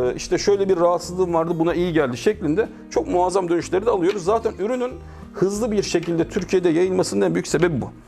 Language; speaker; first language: Turkish; native; Turkish